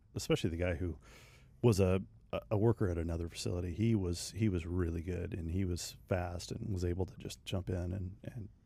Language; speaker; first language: English; native; English